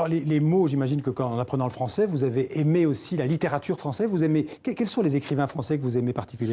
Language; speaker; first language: French; native; French